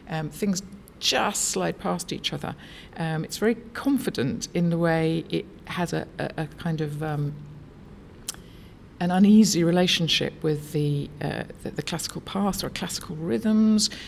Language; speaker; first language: English; native; English